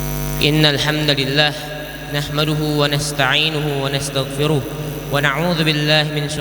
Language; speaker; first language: Arabic; non-native, learner; Indonesian